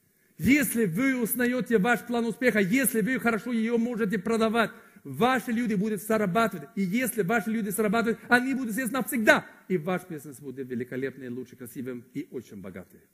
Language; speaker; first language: Russian; non-native, fluent; Swedish